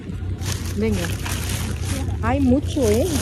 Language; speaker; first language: Spanish; non-native, learner; Filipino